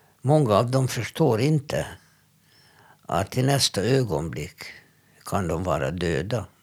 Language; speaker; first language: Swedish; non-native, fluent; Hungarian